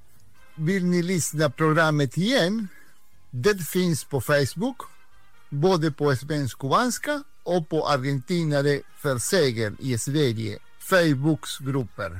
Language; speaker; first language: Swedish; non-native, fluent; Spanish